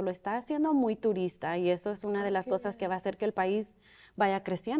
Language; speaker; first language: Spanish; early bilingual, other home language; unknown